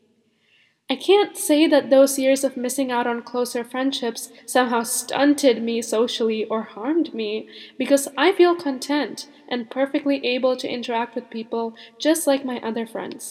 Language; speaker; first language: English; early bilingual, other home language; Malayalam